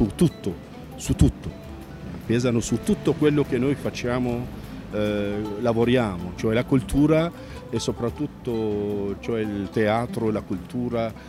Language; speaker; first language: Italian; non-native, fluent; Arabic